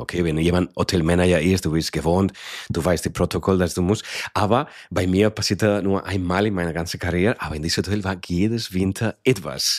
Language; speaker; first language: German; non-native, fluent; Spanish